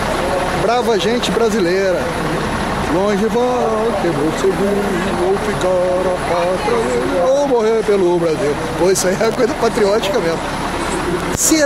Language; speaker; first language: Portuguese; native; Portuguese